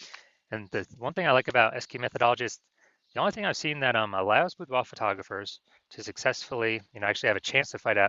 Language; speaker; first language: English; native; English